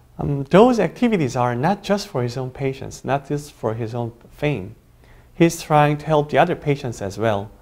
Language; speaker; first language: English; non-native, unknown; Korean